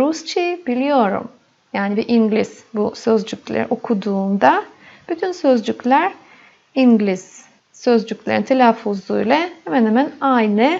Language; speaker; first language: Turkish; non-native, fluent; Russian